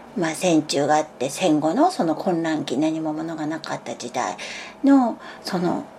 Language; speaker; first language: Japanese; native; Japanese